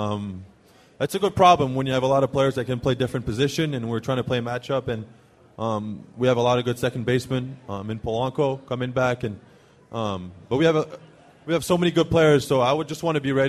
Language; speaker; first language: English; non-native, fluent; French